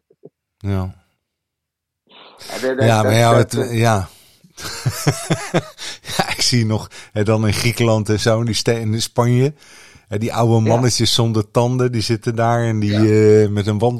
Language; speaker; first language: Dutch; native; Dutch